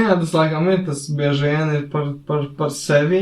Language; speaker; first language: Latvian; native; Latvian